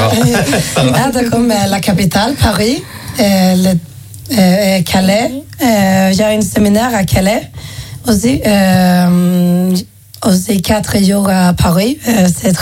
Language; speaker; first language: French; non-native, learner; Swedish